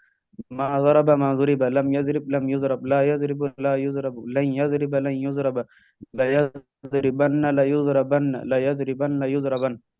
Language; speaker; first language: Arabic; non-native, learner; Urdu